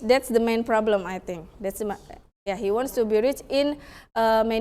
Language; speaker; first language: English; non-native, fluent; Indonesian